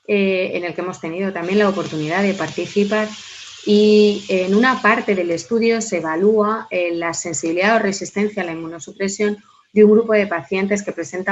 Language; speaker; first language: Spanish; native; Spanish